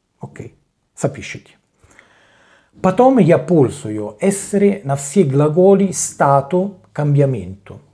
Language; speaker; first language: Russian; non-native, learner; Italian